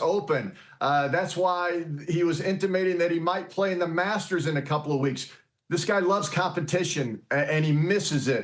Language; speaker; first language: English; native; English